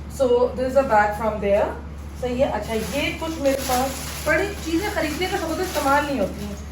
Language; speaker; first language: Urdu; native; Urdu